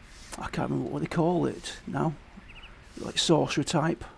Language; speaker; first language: English; native; English